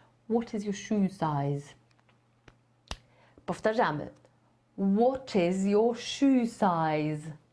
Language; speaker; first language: English; non-native, fluent; Polish